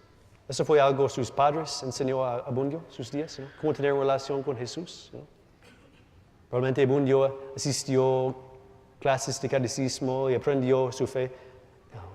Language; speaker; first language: Spanish; non-native, learner; English